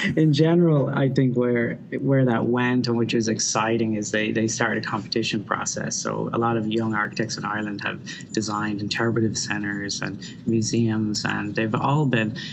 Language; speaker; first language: English; native; English